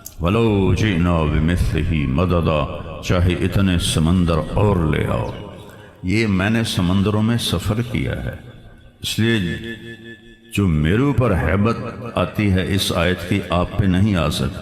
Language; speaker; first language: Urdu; non-native, local second language; Punjabi